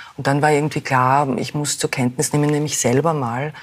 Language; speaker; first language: German; native; German